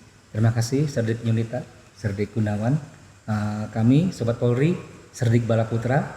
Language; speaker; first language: Indonesian; non-native, local second language; Banjar